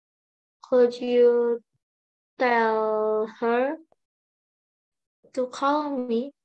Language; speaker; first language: English; non-native, learner; Indonesian